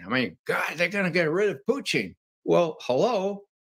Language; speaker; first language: English; native; English